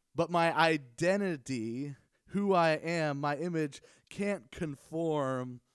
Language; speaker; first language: English; native; English